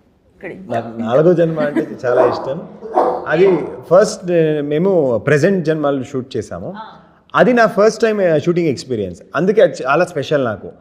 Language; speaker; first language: Telugu; non-native, learner; Kannada